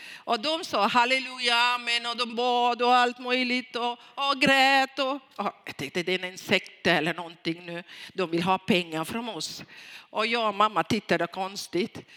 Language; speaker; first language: Swedish; non-native, fluent; Tamil